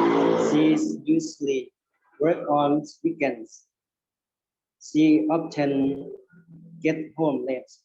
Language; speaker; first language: English; non-native, learner; Thai